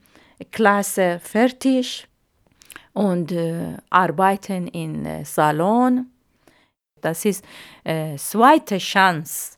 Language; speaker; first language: German; non-native, learner; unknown